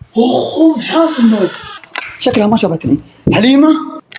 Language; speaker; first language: Arabic; native; Arabic